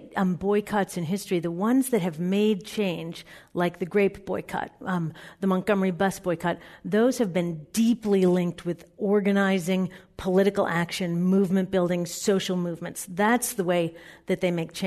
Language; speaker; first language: English; native; English